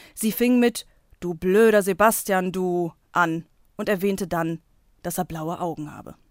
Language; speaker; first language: German; native; German